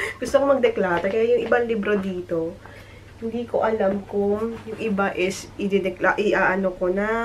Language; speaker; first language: Filipino; native; Filipino